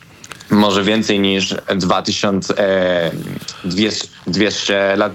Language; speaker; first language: Polish; non-native, learner; Spanish